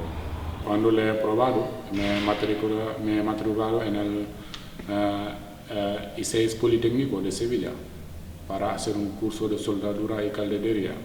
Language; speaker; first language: Spanish; non-native, learner; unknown